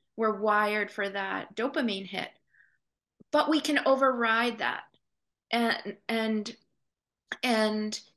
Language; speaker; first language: English; native; English